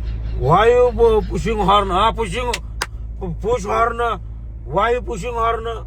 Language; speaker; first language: English; non-native, learner; Marathi